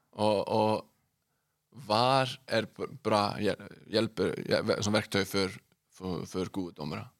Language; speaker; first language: Norwegian; non-native, fluent; Icelandic